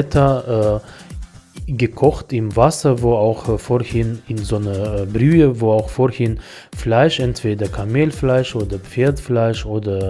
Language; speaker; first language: German; non-native, fluent; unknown